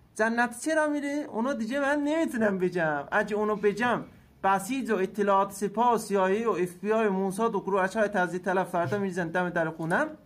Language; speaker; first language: Persian; non-native, local second language; Azerbaijani